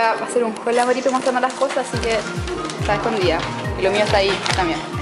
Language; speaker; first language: Spanish; native; Spanish